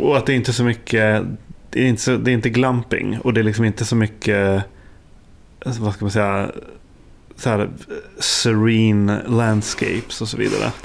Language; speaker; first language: Swedish; native; Swedish